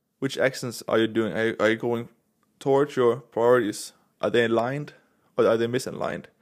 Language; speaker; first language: English; non-native, fluent; Danish